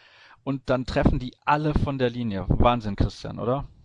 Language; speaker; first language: German; native; German